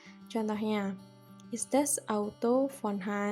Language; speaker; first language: German; non-native, fluent; Indonesian